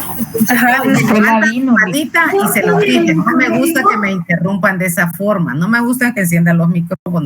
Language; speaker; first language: Spanish; native; Spanish